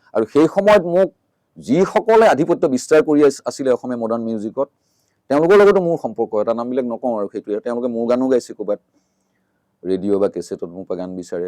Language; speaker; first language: Assamese; native; Assamese